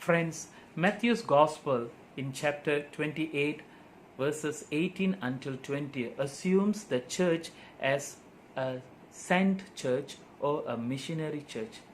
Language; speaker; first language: English; non-native, local second language; Tamil